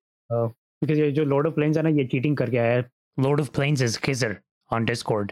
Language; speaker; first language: English; early bilingual, other home language; Punjabi